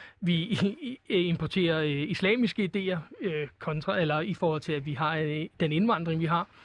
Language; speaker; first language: Danish; native; Danish